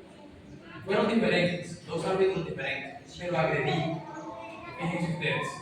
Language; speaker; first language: Spanish; native; Spanish